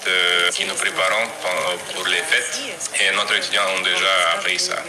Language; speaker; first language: French; non-native, local second language; Russian